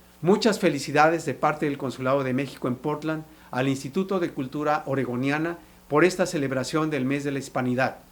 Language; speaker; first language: Spanish; native; Spanish